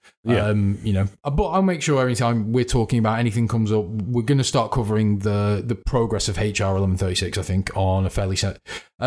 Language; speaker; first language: English; native; English